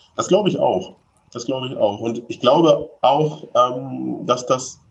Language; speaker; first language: German; native; German